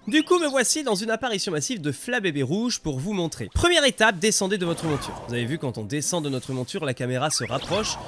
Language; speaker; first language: French; native; French